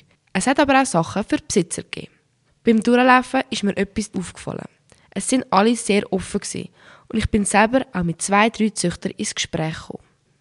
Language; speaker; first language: German; native; German